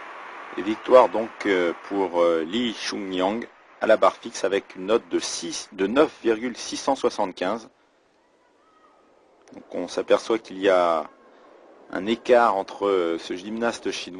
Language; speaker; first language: French; native; French